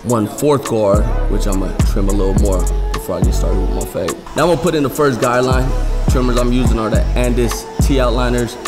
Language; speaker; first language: English; native; English